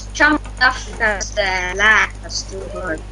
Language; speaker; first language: English; non-native, learner; Estonian